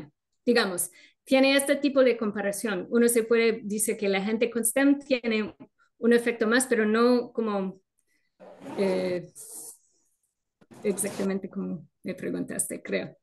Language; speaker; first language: Spanish; non-native, fluent; English